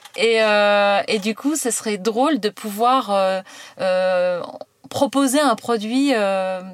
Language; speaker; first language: French; native; French